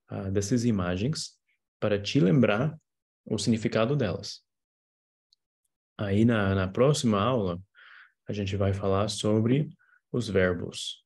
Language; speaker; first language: Portuguese; non-native, fluent; English